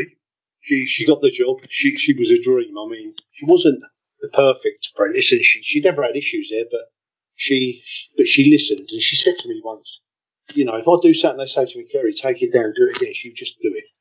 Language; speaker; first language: English; native; English